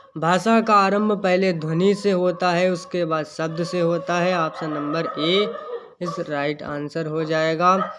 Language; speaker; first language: Hindi; native; Hindi